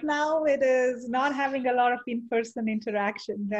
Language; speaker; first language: English; non-native, local second language; Kannada